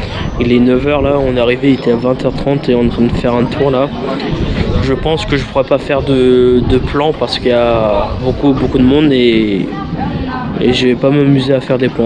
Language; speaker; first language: French; native; French